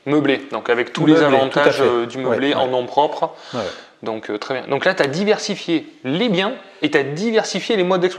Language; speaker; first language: French; native; French